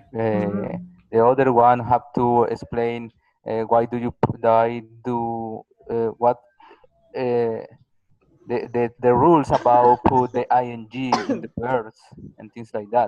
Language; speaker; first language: English; non-native, learner; Spanish